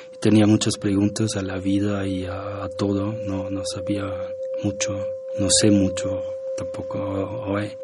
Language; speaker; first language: Spanish; non-native, fluent; German